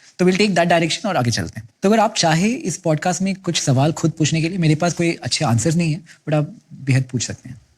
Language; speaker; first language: Hindi; non-native, local second language; Kannada